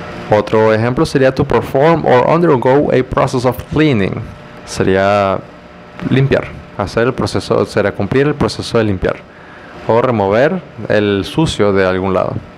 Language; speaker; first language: Spanish; native; Spanish